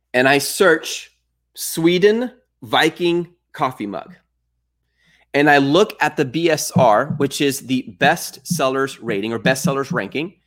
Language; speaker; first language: English; native; English